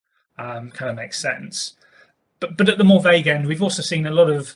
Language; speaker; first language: English; native; English